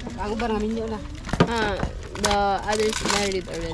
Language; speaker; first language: English; non-native, local second language; Cebuano